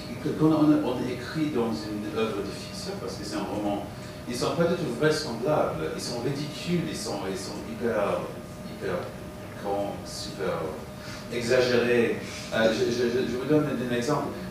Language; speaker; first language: French; non-native, fluent; English